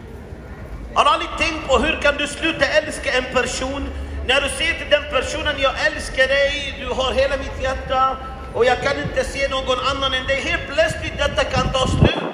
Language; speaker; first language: Swedish; non-native, fluent; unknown